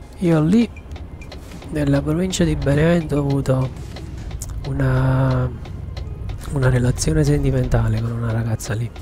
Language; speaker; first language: Italian; native; Italian